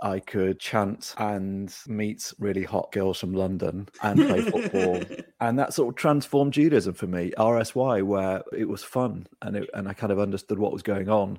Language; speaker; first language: English; native; English